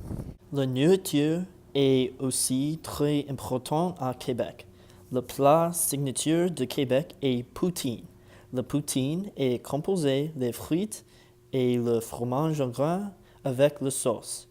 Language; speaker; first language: French; non-native, learner; English